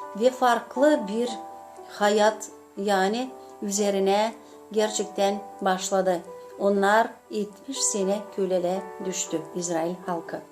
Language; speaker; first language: Turkish; non-native, fluent; Gagauz